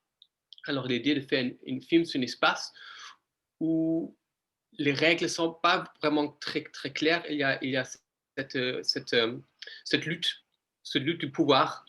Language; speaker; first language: French; non-native, fluent; English